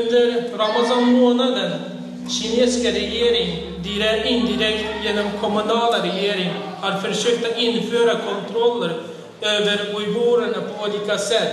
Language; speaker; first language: Swedish; non-native, fluent; Uyghur